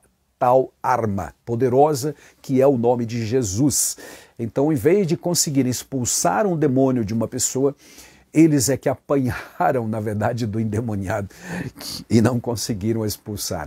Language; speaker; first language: Portuguese; native; Portuguese